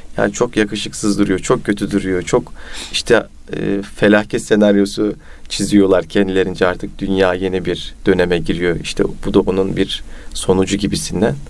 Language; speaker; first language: Turkish; native; Turkish